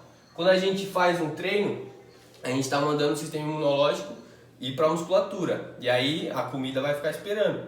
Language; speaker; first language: Portuguese; native; Portuguese